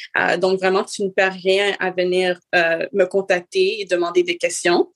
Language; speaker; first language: French; native; French